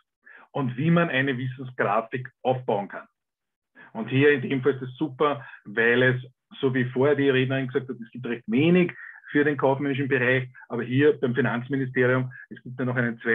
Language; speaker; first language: German; native; German